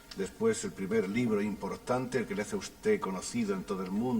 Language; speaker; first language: Spanish; native; Spanish